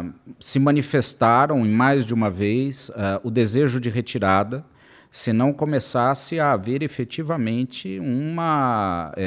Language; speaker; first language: Portuguese; native; Portuguese